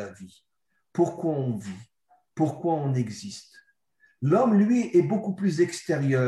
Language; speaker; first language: French; native; French